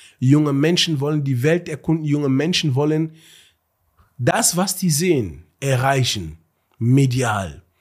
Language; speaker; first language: German; early bilingual, other home language; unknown